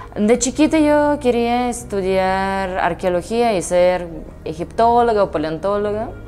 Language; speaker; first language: Spanish; non-native, fluent; Russian